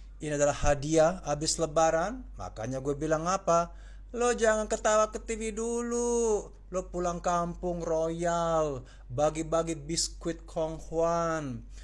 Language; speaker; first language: Indonesian; native; Indonesian